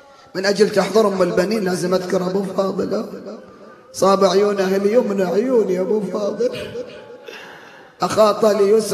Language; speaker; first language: Arabic; native; Arabic